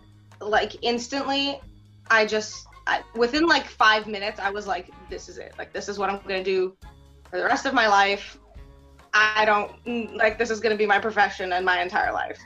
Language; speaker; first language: English; early bilingual, other home language; Russian